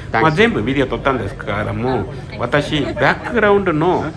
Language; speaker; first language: Japanese; non-native, learner; Tamil